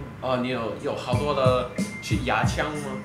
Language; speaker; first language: Chinese; non-native, fluent; English